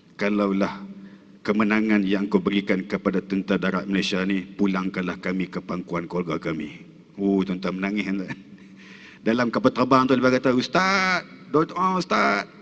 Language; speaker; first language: Malay; native; Malay